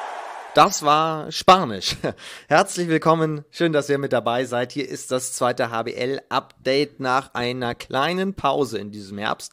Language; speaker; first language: German; native; German